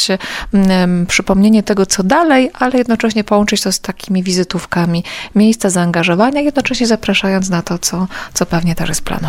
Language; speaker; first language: Polish; native; Polish